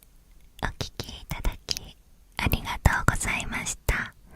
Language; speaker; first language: Japanese; native; Japanese